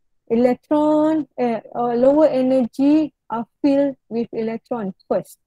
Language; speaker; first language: English; non-native, local second language; Malay